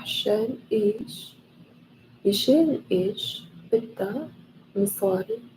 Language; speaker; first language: Arabic; non-native, learner; English